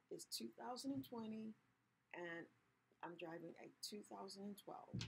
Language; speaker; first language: English; native; English